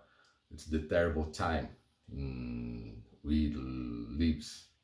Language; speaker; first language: English; non-native, learner; Portuguese